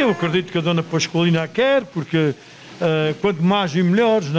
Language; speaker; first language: Portuguese; native; Portuguese